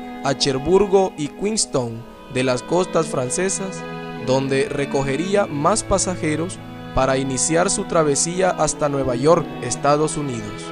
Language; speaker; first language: Spanish; native; Spanish